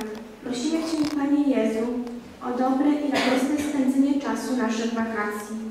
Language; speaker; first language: Polish; native; Polish